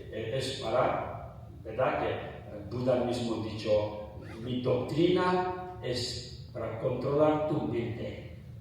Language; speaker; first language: Spanish; non-native, fluent; Tibetan